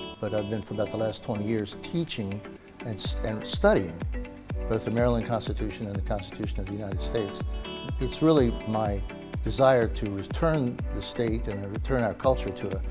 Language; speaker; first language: English; native; English